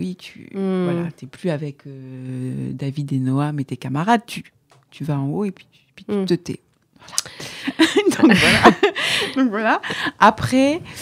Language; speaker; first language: French; native; French